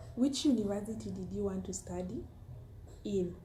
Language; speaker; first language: English; non-native, local second language; Luo (Kenya and Tanzania)